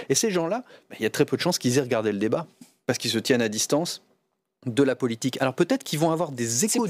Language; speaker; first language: French; native; French